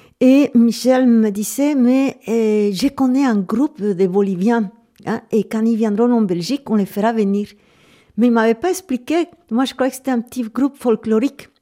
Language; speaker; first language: French; non-native, fluent; Spanish